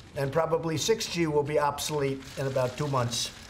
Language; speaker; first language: English; native; English